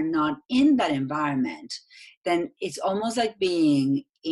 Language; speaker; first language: English; non-native, fluent; Spanish